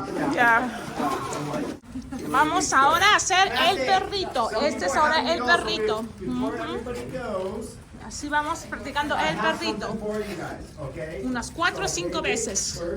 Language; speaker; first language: Spanish; non-native, fluent; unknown